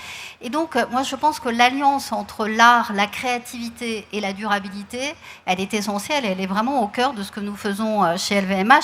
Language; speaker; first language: French; native; French